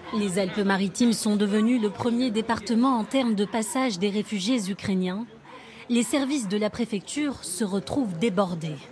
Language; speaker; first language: French; native; French